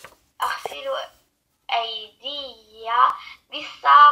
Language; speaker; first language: Arabic; non-native, learner; French